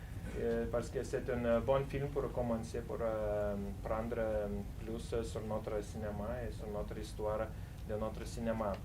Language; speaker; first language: French; non-native, fluent; Lithuanian